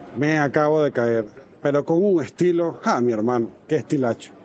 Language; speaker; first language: Spanish; native; Spanish